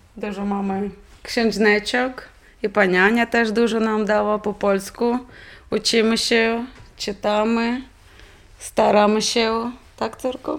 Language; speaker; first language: Polish; non-native, learner; Ukrainian